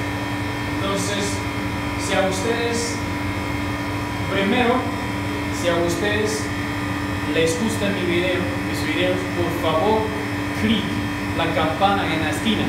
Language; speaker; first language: Spanish; non-native, learner; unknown